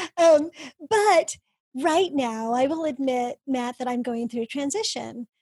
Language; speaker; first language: English; early bilingual, other home language; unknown